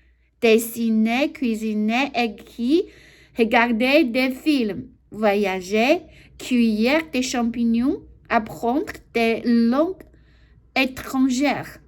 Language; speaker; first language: French; non-native, learner; Chinese